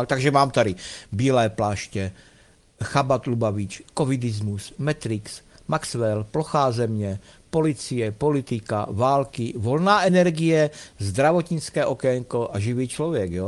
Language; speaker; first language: Czech; native; Czech